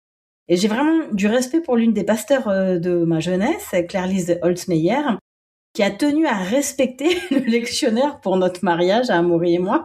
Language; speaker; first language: French; native; French